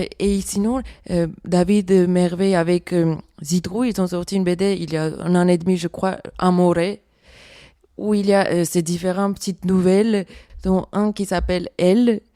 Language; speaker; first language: French; non-native, fluent; Armenian